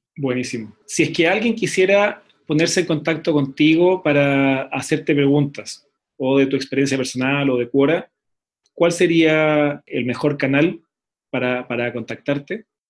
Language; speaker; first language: Spanish; native; Spanish